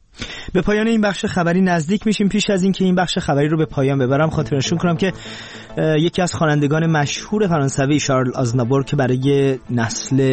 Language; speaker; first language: Persian; native; Persian